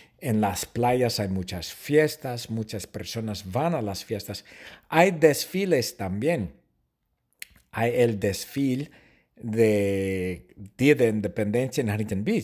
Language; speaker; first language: Spanish; non-native, fluent; English